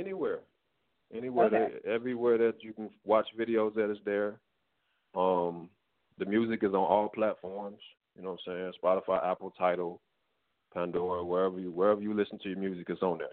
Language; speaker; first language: English; native; English